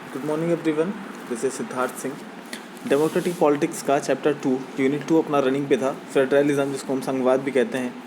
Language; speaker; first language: Hindi; native; Hindi